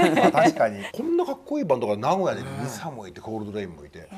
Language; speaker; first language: Japanese; native; Japanese